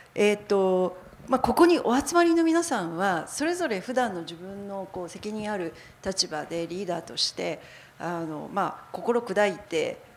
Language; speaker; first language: Japanese; native; Japanese